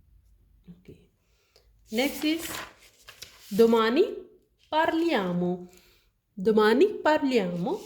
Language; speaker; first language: Italian; non-native, learner; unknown